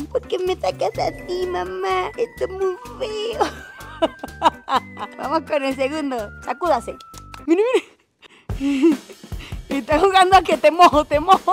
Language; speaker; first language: Spanish; native; Spanish